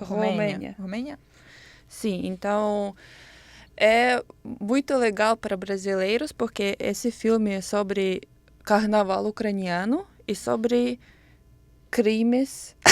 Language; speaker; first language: Portuguese; non-native, learner; Ukrainian